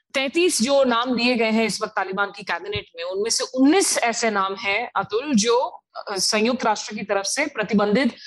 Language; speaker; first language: Hindi; native; Hindi